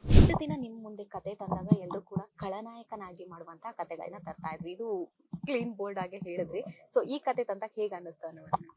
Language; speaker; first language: Kannada; native; Kannada